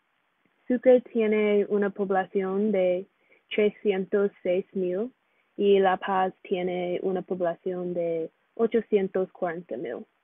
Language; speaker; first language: Spanish; non-native, learner; English